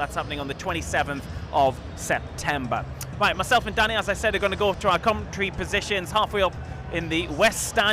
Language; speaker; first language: English; native; English